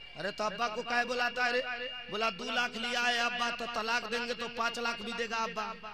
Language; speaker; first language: Hindi; native; Hindi